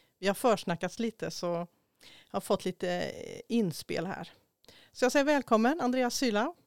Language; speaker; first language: Swedish; native; Swedish